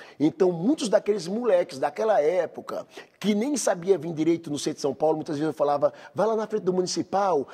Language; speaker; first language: Portuguese; native; Portuguese